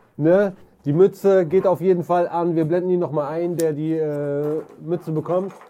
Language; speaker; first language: German; early bilingual, other home language; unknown